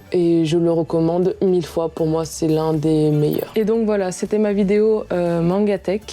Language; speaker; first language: French; native; French